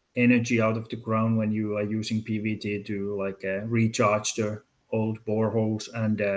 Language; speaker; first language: English; non-native, fluent; Finnish